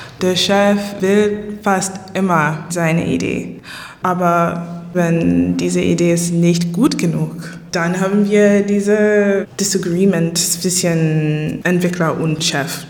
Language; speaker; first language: German; non-native, learner; English